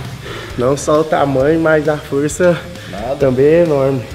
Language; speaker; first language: Portuguese; native; Portuguese